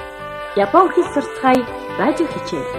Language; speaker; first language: Mongolian; native; Mongolian